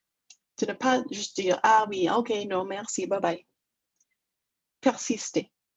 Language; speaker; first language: French; non-native, fluent; English